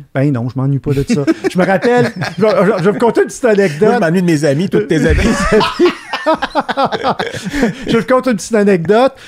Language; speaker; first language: French; native; French